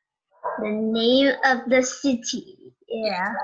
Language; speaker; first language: English; non-native, learner; Indonesian